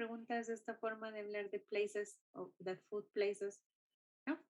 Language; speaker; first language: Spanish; non-native, fluent; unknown